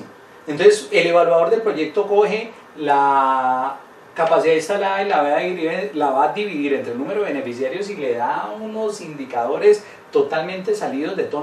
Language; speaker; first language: Spanish; native; Spanish